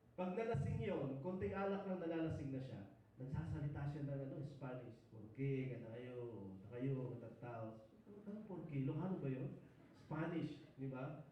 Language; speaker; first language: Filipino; non-native, local second language; Iloko